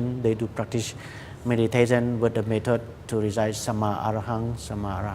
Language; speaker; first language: English; non-native, learner; Khmer